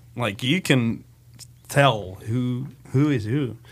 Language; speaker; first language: English; non-native, fluent; Slovak